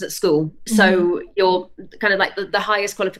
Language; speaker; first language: English; native; English